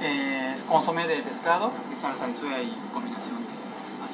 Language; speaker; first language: Spanish; non-native, fluent; Japanese